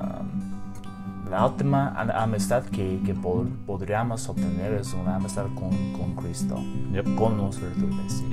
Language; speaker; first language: Spanish; non-native, learner; English